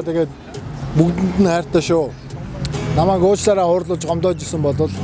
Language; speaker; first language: Mongolian; native; Mongolian